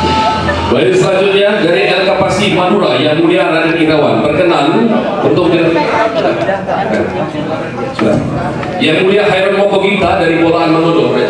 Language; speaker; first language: Indonesian; native; Indonesian